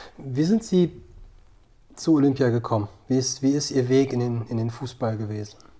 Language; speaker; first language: German; native; German